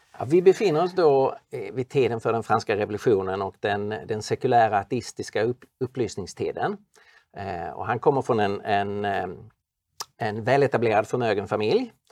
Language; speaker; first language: Swedish; native; Swedish